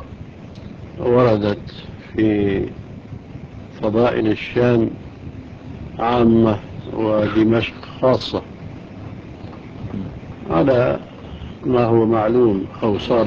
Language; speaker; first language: Arabic; early bilingual, other home language; Albanian